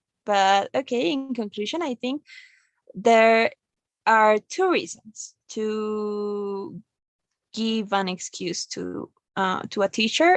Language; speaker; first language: English; non-native, learner; Spanish